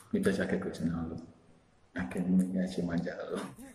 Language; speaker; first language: Italian; non-native, learner; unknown